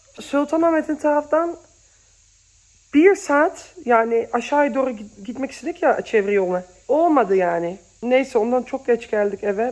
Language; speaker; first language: Turkish; early bilingual, heritage; Turkish